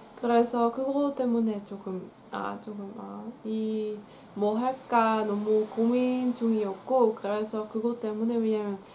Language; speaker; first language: Korean; non-native, fluent; Dutch